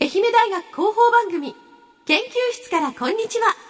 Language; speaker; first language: Japanese; native; Japanese